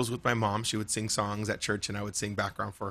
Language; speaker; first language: English; native; English